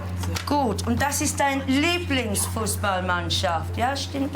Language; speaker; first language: German; non-native, fluent; English